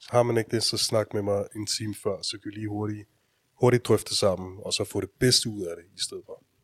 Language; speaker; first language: Danish; early bilingual, other home language; Urdu